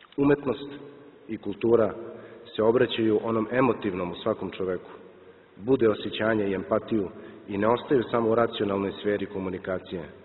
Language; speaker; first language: Serbian; native; Serbian